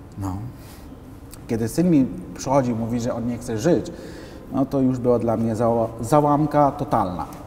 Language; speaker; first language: Polish; non-native, fluent; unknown